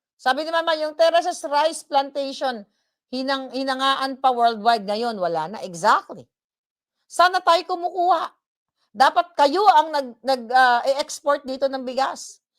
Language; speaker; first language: Filipino; non-native, local second language; Hiligaynon